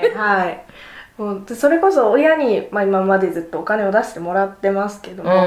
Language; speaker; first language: Japanese; native; Japanese